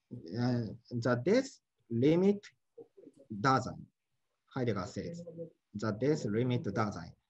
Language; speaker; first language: English; non-native, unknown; Japanese